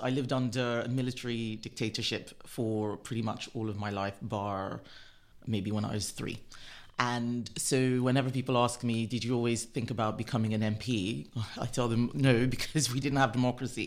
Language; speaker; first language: English; non-native, local second language; Yoruba